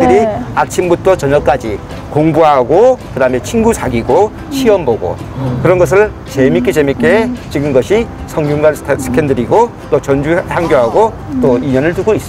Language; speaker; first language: Korean; native; Korean